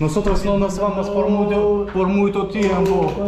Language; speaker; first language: Spanish; non-native, learner; Russian